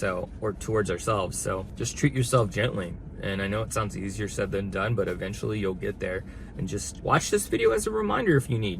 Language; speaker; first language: English; native; English